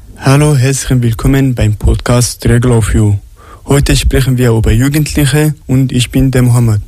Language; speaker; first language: German; non-native, learner; Arabic